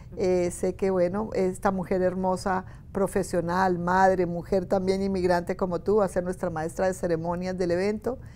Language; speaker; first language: Spanish; native; Spanish